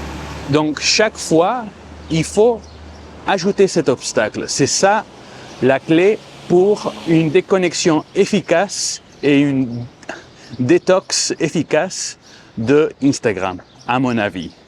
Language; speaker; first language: French; non-native, fluent; Spanish